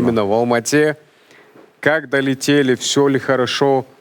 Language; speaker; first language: Russian; non-native, local second language; Kazakh